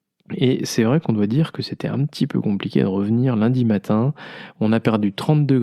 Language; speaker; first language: French; native; French